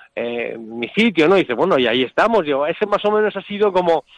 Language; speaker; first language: Spanish; native; Spanish